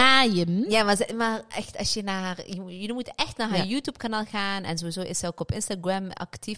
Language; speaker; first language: Dutch; early bilingual, other home language; Arabic